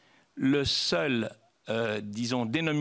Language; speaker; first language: French; native; French